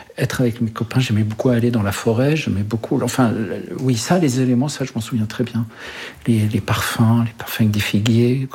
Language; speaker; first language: French; early bilingual, other home language; Arabic